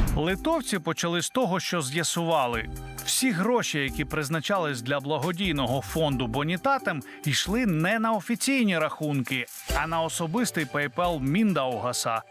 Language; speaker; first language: Ukrainian; native; Ukrainian